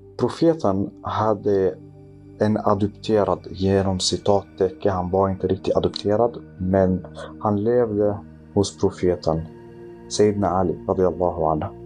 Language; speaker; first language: Swedish; early bilingual, other home language; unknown